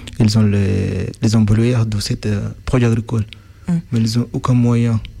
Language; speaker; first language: French; non-native, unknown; Arabic